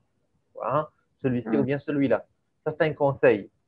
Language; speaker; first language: French; native; French